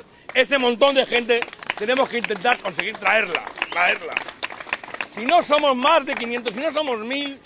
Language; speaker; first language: Spanish; native; Spanish